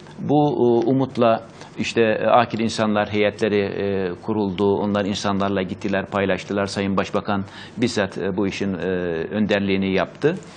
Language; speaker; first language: Turkish; native; Turkish